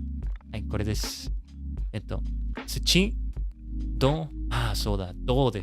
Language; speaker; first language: Japanese; non-native, learner; English